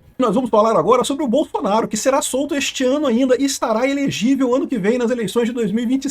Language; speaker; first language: Portuguese; native; Portuguese